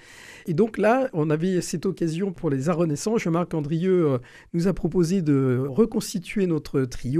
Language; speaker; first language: French; native; French